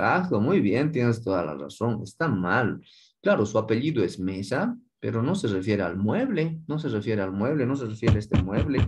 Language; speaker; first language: Spanish; native; Spanish